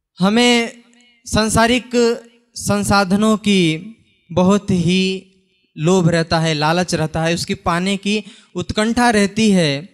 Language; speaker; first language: Hindi; native; Hindi